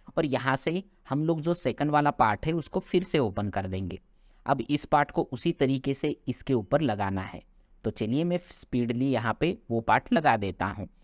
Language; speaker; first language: Hindi; non-native, local second language; Marathi